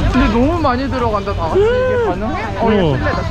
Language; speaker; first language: Korean; native; Korean